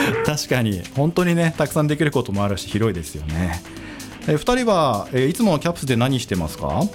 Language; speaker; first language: Japanese; native; Japanese